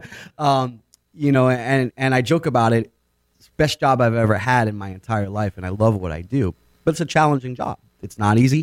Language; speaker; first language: English; native; English